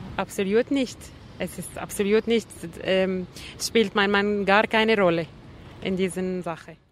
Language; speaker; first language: German; non-native, learner; Arabic